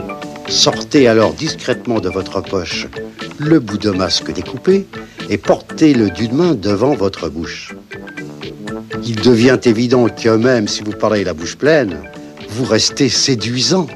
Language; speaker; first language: French; native; French